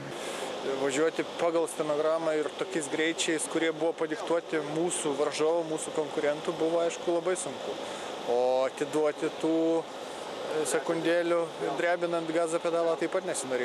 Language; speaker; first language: Lithuanian; native; Lithuanian